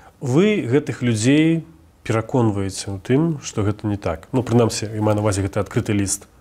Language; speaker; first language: Belarusian; native; Belarusian